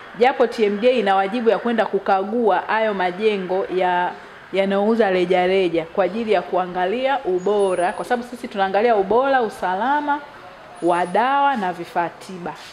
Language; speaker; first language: Swahili; native; Swahili